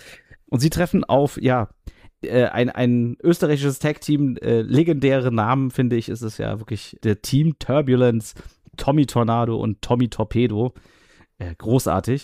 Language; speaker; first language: German; native; German